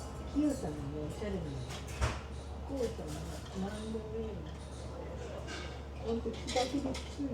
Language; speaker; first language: Japanese; native; Japanese